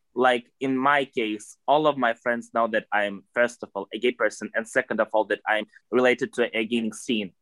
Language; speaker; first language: English; non-native, fluent; Russian